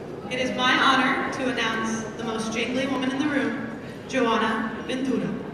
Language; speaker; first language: English; native; English